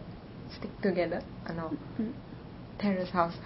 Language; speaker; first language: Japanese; non-native, learner; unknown